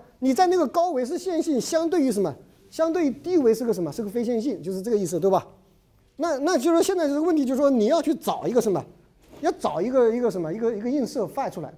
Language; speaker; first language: Chinese; native; Chinese